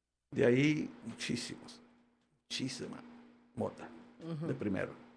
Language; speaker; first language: Spanish; early bilingual, heritage; Spanish